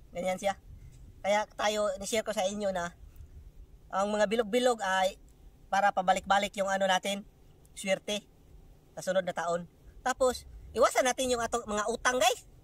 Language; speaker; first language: Filipino; non-native, local second language; Cebuano